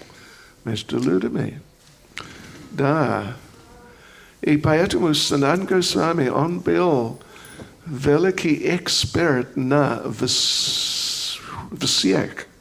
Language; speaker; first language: Russian; non-native, fluent; English